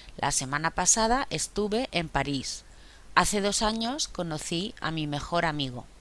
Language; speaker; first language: Spanish; native; Spanish